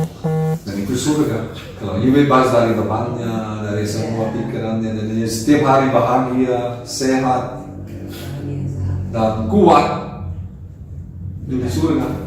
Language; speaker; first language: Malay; non-native, fluent; Dutch